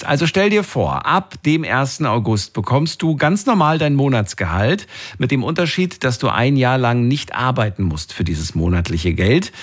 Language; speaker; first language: German; native; German